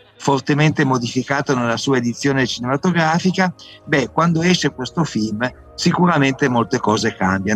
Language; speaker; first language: Italian; native; Italian